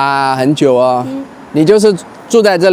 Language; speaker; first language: Chinese; early bilingual, heritage; Chinese